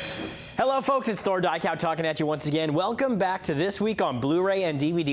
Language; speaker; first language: English; native; English